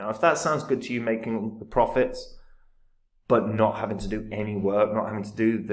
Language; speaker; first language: English; native; English